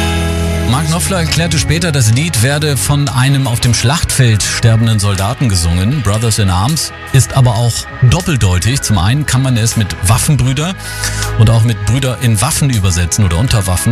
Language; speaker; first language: German; native; German